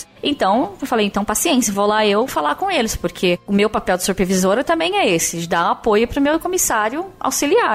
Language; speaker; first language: Portuguese; native; Portuguese